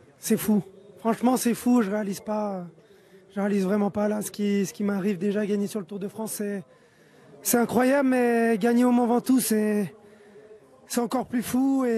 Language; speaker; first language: French; native; French